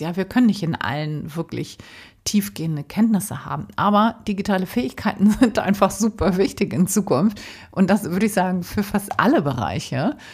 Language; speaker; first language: German; native; German